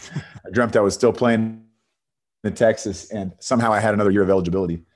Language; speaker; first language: English; native; English